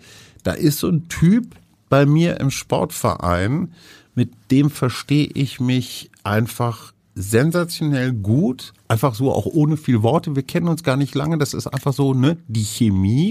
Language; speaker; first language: German; native; German